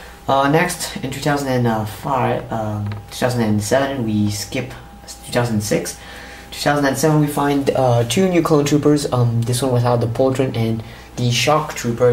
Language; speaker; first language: English; native; English